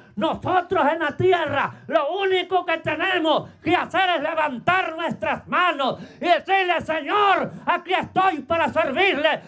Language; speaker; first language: Spanish; native; Spanish